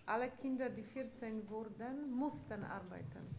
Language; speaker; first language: German; non-native, fluent; Polish